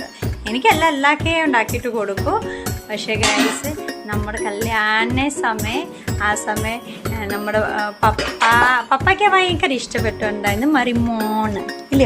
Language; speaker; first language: Malayalam; non-native, learner; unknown